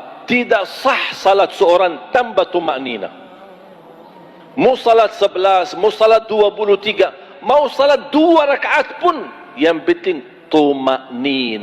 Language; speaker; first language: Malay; non-native, fluent; Arabic